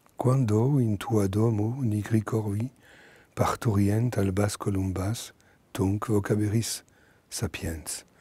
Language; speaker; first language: French; native; French